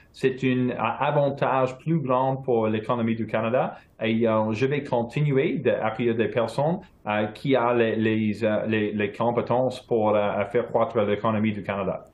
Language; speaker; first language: French; non-native, local second language; English